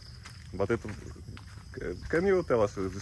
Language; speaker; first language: English; non-native, learner; Russian